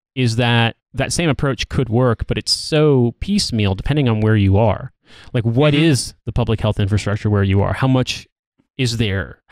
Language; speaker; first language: English; native; English